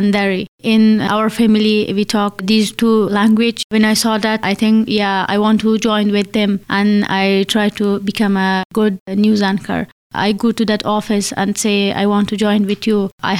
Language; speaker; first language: English; non-native, learner; Persian